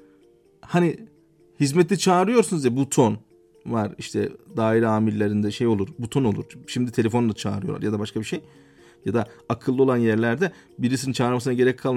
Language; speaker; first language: Turkish; native; Turkish